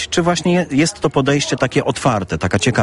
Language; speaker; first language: Polish; native; Polish